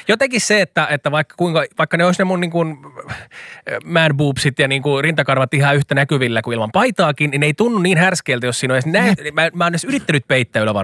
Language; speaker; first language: Finnish; native; Finnish